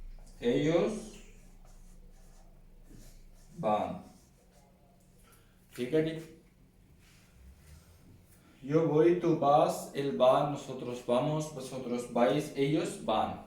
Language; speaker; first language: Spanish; non-native, learner; Urdu